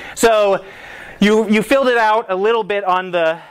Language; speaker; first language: English; native; English